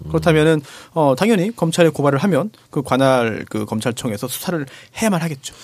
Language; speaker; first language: Korean; native; Korean